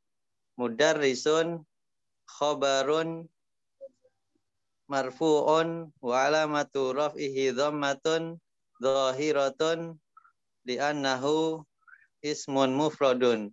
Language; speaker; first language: Arabic; non-native, learner; Indonesian